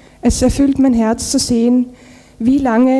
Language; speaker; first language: German; native; German